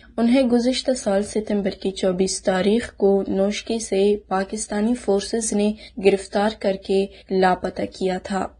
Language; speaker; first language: Urdu; non-native, local second language; Baluchi